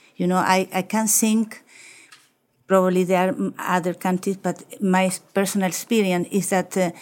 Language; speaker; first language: English; non-native, fluent; Spanish